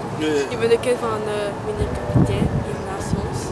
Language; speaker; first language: Dutch; early bilingual, other home language; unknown